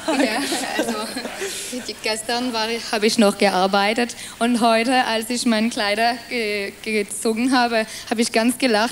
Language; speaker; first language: German; non-native, fluent; French